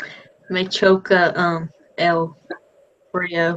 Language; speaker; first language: Spanish; non-native, learner; English